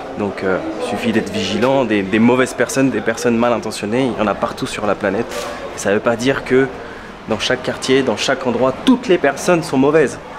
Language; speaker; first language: French; native; French